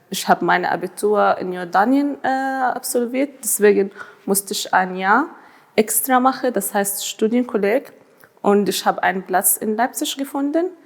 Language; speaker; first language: German; non-native, fluent; Arabic